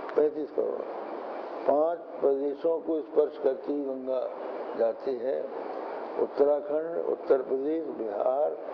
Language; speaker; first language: Hindi; native; Hindi